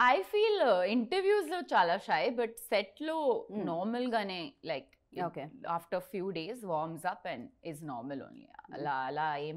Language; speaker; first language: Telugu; non-native, learner; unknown